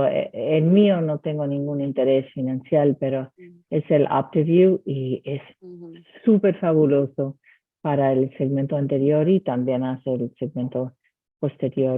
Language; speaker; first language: Spanish; early bilingual, heritage; Spanish